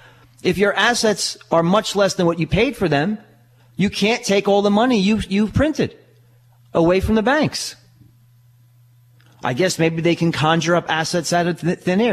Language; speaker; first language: English; native; English